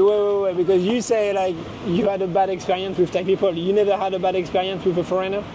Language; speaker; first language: English; non-native, fluent; French